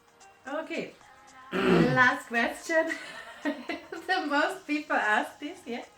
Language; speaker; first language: English; non-native, fluent; German